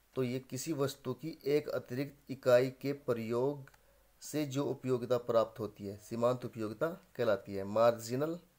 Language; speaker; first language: Hindi; native; Hindi